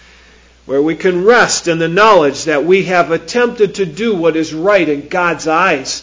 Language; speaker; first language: English; native; English